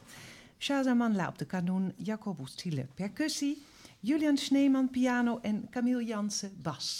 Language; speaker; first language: Dutch; native; Dutch